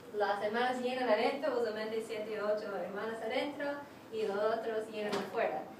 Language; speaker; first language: Spanish; non-native, fluent; English